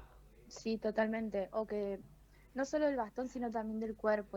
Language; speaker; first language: Spanish; native; Spanish